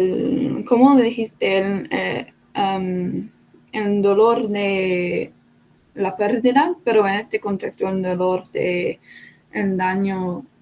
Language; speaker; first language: Spanish; non-native, fluent; English